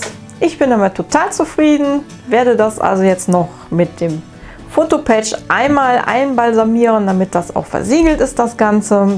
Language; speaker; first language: German; native; German